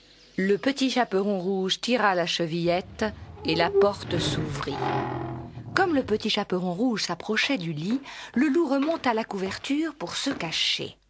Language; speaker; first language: French; native; French